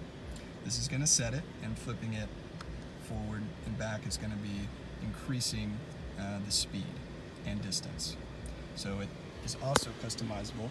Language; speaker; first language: English; native; English